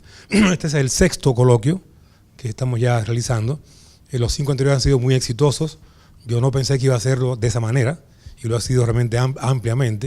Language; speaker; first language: Spanish; native; Spanish